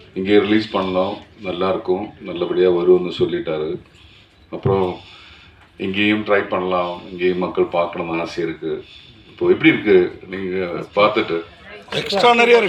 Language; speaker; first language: Tamil; non-native, learner; Malayalam